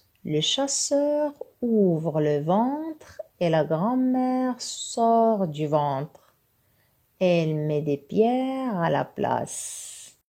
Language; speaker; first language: French; non-native, local second language; Arabic